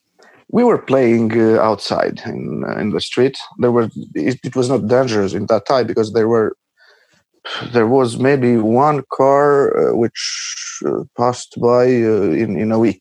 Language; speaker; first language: English; non-native, fluent; Albanian